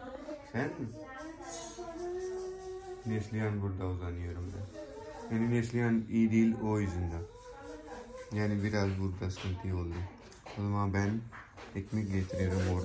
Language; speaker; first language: Turkish; non-native, learner; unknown